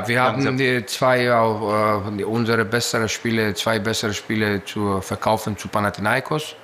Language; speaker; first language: German; non-native, learner; Greek